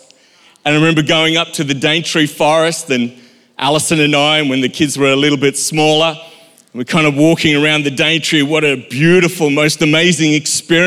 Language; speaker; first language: English; native; English